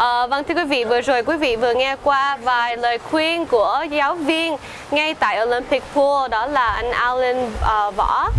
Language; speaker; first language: Vietnamese; early bilingual, heritage; Vietnamese